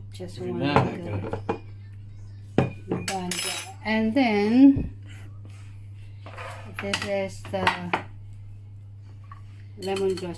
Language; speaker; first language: English; non-native, learner; Filipino